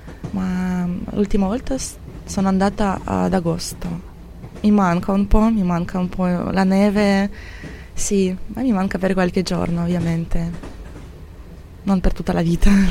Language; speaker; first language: Italian; non-native, fluent; Russian